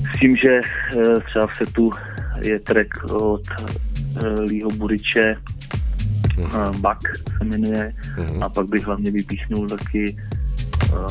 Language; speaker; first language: Czech; native; Czech